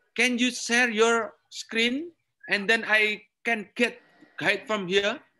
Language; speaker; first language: English; non-native, learner; Indonesian